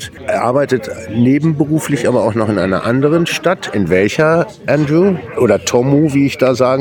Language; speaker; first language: German; native; German